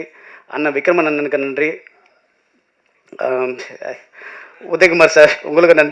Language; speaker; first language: Tamil; native; Tamil